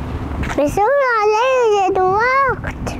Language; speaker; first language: Arabic; early bilingual, heritage; Arabic